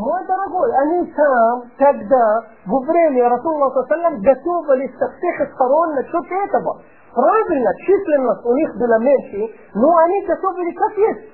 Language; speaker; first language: Russian; non-native, fluent; Arabic